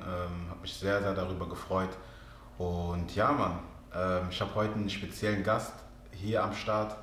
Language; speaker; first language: German; native; German